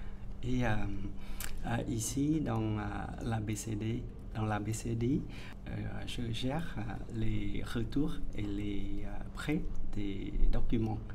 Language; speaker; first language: French; non-native, fluent; Vietnamese